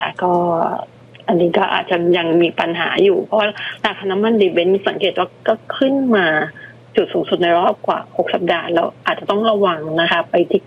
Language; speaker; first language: Thai; native; Thai